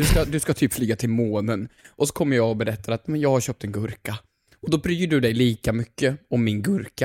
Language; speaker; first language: Swedish; native; Swedish